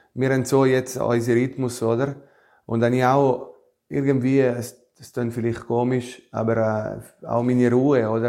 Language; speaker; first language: German; non-native, fluent; Italian